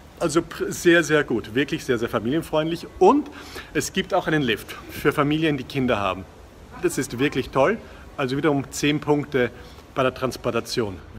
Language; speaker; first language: German; non-native, fluent; English